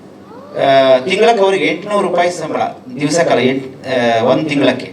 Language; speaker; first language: Kannada; native; Kannada